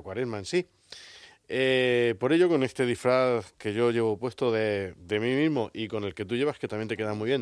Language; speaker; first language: Spanish; native; Spanish